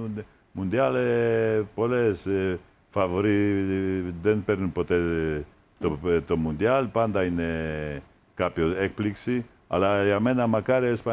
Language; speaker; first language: Greek; non-native, fluent; Polish